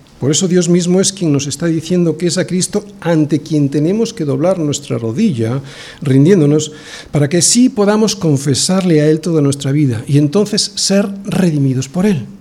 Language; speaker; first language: Spanish; native; Spanish